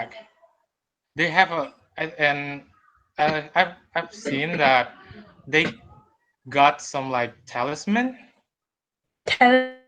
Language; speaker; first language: English; non-native, fluent; Indonesian